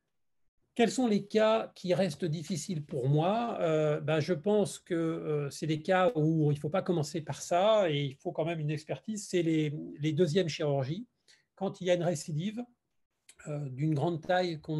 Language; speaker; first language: French; native; French